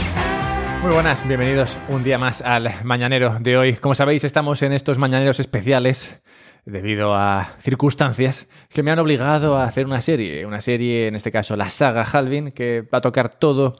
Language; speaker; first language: Spanish; native; Spanish